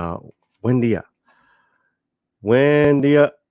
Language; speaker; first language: Spanish; early bilingual, heritage; Spanish